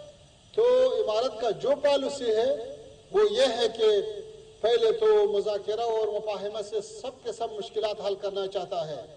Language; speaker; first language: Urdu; non-native, fluent; Pashto